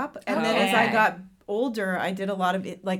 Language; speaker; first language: English; native; English